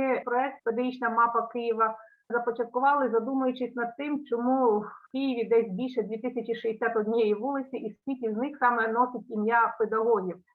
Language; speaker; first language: Ukrainian; native; Ukrainian